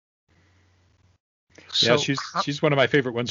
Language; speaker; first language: English; native; English